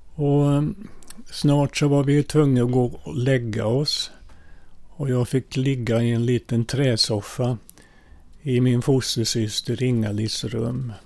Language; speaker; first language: Swedish; early bilingual, other home language; Finnish